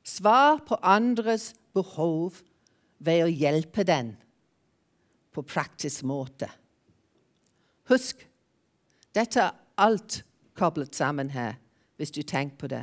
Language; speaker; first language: Norwegian; non-native, fluent; English